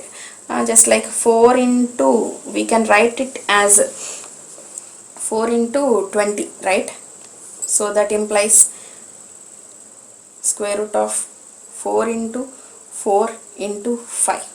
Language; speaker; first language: English; non-native, local second language; Telugu